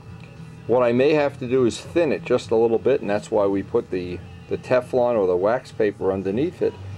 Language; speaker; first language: English; native; English